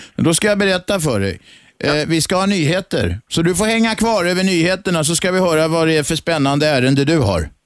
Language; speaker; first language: Swedish; native; Swedish